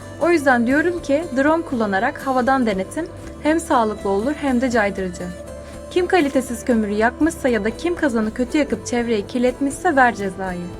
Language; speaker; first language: Turkish; native; Turkish